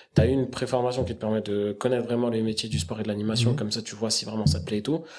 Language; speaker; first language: French; native; French